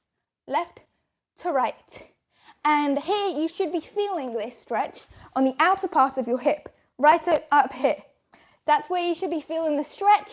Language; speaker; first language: English; native; English